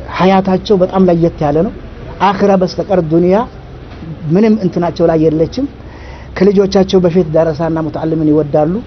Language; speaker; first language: Amharic; non-native, local second language; Oromo